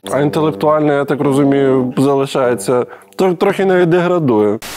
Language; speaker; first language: Ukrainian; non-native, local second language; Russian